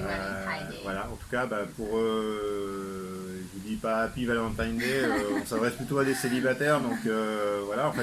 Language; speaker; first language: French; native; French